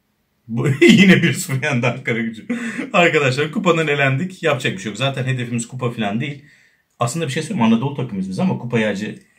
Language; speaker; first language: Turkish; native; Turkish